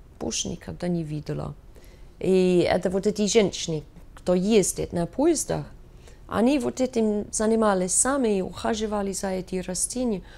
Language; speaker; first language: Russian; non-native, fluent; English